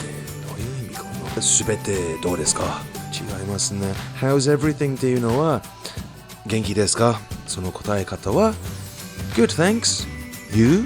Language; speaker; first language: Japanese; non-native, fluent; English